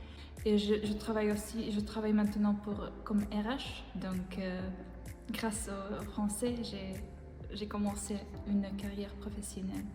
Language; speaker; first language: French; non-native, fluent; Czech